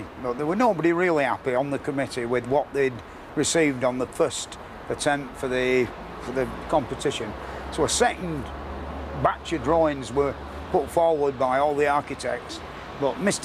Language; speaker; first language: English; native; English